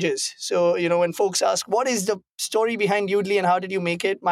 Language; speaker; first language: English; non-native, local second language; Hindi